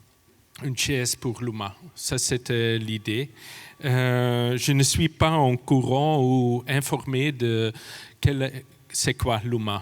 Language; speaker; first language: French; non-native, fluent; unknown